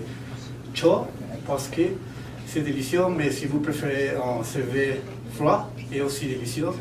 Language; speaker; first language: French; non-native, learner; Spanish